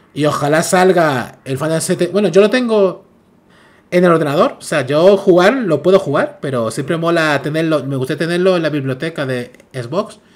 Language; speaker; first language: Spanish; native; Spanish